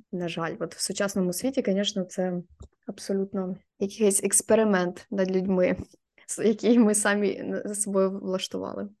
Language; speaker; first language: Ukrainian; non-native, local second language; Russian